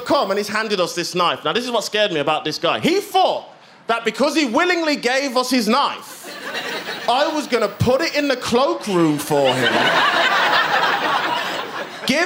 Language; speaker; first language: English; native; English